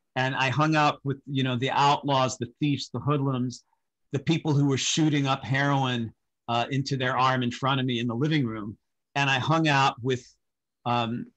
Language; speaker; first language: English; native; English